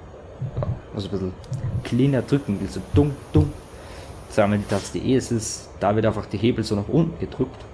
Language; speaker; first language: German; native; German